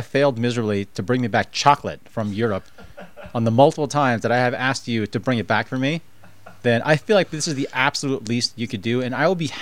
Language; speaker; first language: English; native; English